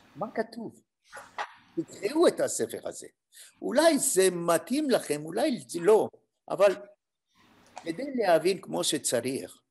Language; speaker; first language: Hebrew; non-native, fluent; French